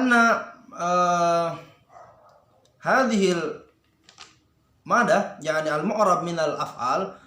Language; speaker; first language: Arabic; non-native, learner; Indonesian